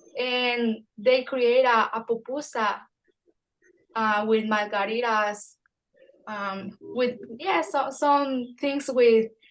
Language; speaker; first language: English; non-native, fluent; Spanish